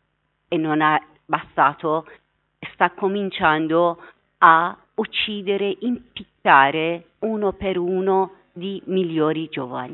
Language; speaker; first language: Italian; non-native, fluent; Persian